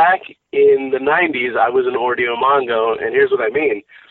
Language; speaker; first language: English; native; English